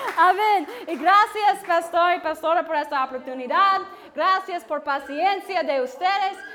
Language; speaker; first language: Spanish; non-native, learner; English